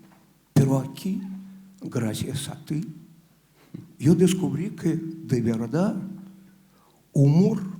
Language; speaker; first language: Spanish; non-native, learner; Russian